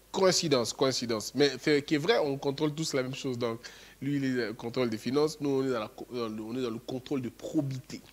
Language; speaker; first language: French; non-native, local second language; Lingala